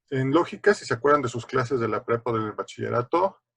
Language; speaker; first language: Spanish; native; Spanish